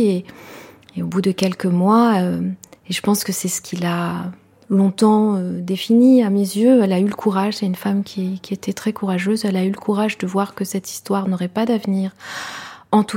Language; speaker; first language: French; non-native, local second language; Kinyarwanda